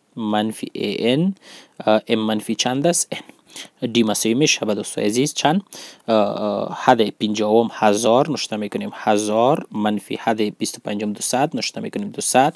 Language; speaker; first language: Persian; non-native, local second language; Pashto